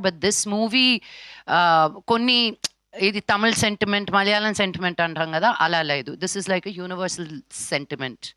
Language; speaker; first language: Telugu; native; Telugu